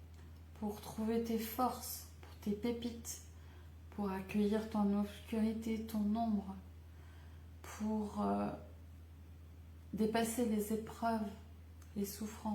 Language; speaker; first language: French; native; French